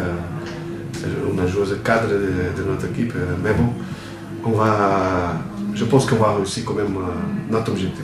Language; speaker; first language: French; non-native, fluent; Portuguese